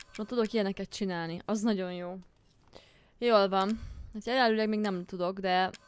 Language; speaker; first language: Hungarian; native; Hungarian